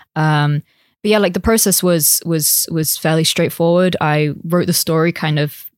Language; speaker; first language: English; native; English